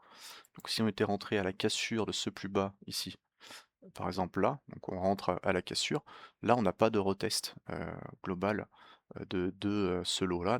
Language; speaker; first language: French; native; French